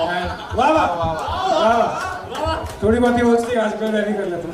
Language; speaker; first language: Hindi; native; Hindi